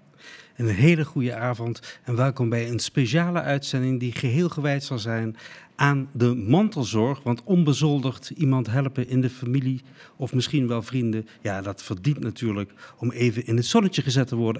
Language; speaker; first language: Dutch; native; Dutch